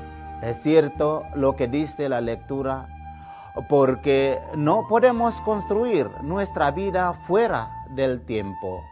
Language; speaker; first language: Spanish; non-native, fluent; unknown